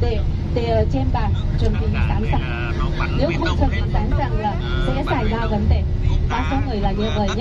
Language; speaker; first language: Vietnamese; non-native, fluent; Chinese